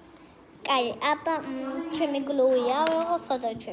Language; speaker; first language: Georgian; early bilingual, heritage; Georgian